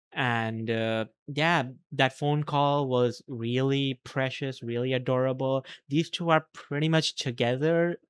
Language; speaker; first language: English; native; English